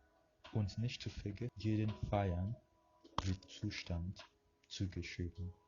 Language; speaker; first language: German; non-native, fluent; Yoruba